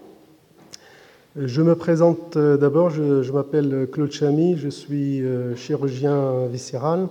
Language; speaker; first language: French; non-native, fluent; Arabic